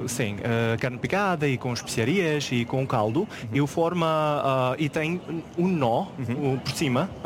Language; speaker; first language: Portuguese; non-native, learner; Uzbek